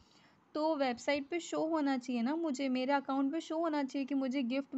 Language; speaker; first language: Hindi; native; Hindi